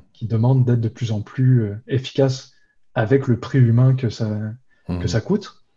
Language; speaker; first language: French; native; French